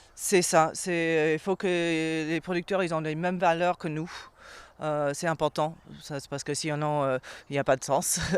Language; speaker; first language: French; non-native, fluent; English